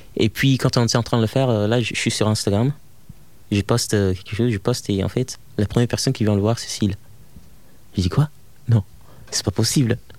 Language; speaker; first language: French; non-native, fluent; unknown